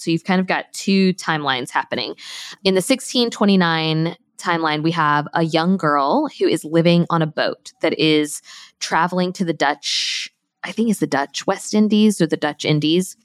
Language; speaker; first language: English; native; English